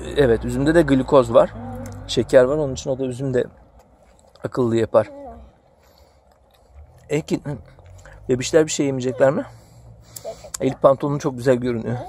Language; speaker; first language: Turkish; native; Turkish